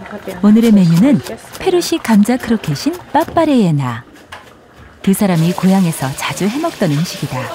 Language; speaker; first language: Korean; native; Korean